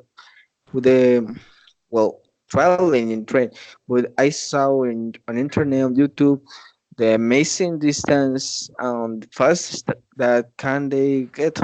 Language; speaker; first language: English; non-native, learner; Spanish